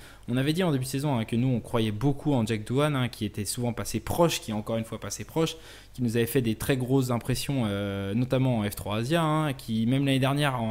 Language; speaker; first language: French; native; French